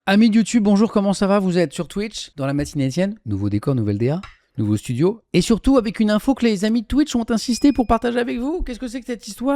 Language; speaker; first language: French; native; French